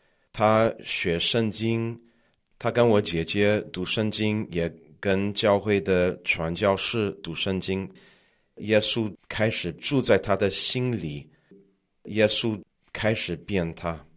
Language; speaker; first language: Chinese; non-native, learner; English